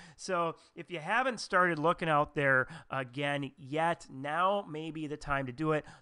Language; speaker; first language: English; native; English